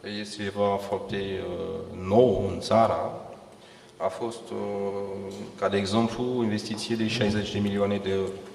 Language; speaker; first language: Romanian; non-native, fluent; French